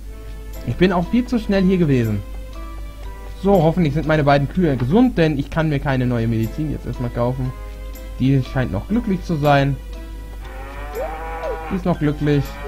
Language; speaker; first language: German; native; German